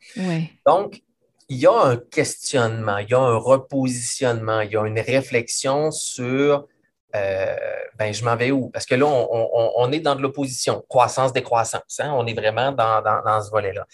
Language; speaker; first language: French; native; French